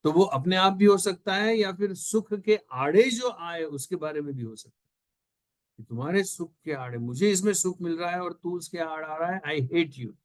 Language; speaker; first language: Hindi; non-native, local second language; Marathi